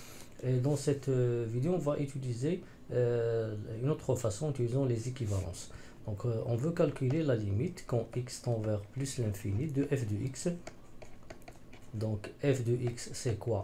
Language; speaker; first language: French; non-native, local second language; Arabic